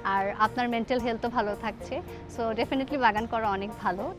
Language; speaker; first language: Bangla; native; Bangla